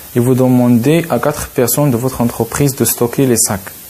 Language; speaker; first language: French; non-native, local second language; Arabic